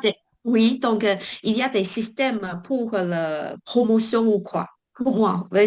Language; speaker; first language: French; non-native, learner; Chinese